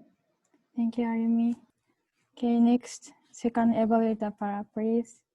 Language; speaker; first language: English; non-native, learner; Japanese